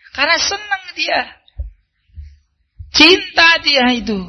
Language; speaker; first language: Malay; non-native, local second language; Javanese